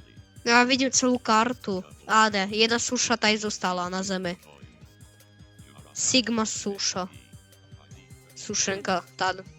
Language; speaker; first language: Czech; early bilingual, other home language; Russian